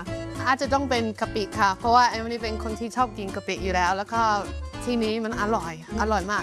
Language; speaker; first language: Thai; non-native, fluent; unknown